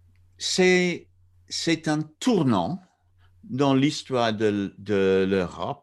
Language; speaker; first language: French; non-native, fluent; English